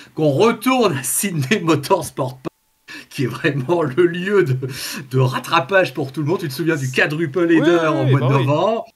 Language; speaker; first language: French; native; French